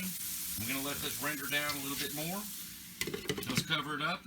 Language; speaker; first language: English; native; English